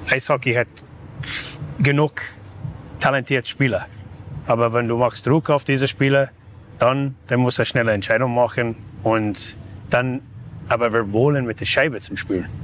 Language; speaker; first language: German; non-native, fluent; English